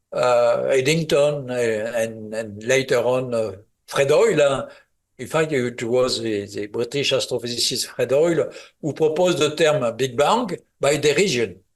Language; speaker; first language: English; non-native, fluent; French